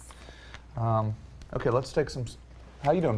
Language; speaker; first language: English; native; English